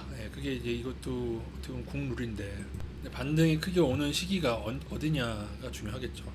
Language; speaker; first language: Korean; native; Korean